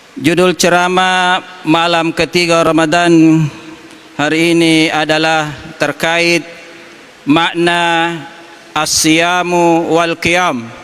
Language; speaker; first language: Malay; non-native, local second language; Buginese